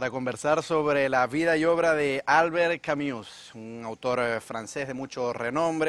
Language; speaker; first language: Spanish; native; Spanish